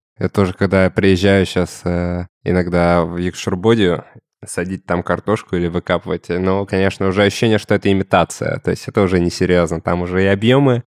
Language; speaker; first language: Russian; native; Russian